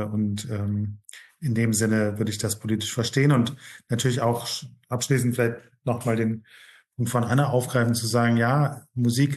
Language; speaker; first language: German; native; German